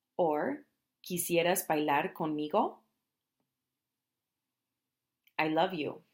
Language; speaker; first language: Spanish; non-native, fluent; English